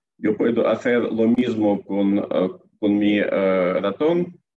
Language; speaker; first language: Spanish; non-native, learner; Russian